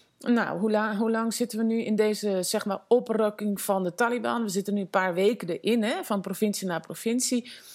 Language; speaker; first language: Dutch; native; Dutch